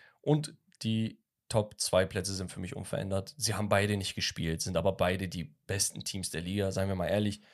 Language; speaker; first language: German; early bilingual, other home language; Turkish